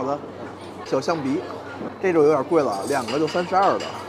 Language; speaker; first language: Chinese; native; Chinese